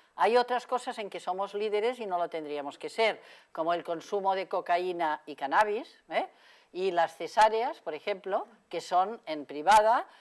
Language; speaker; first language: Spanish; non-native, local second language; Catalan